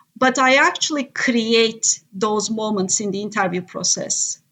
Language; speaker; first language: English; non-native, fluent; Turkish